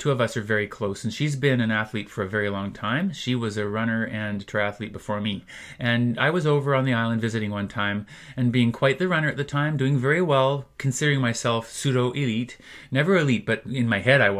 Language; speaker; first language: English; native; English